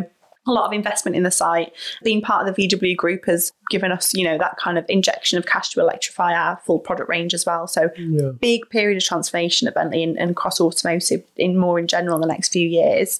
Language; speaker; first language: English; native; English